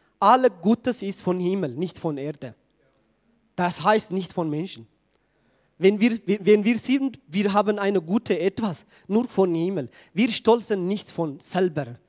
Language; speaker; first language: German; non-native, learner; Tigrinya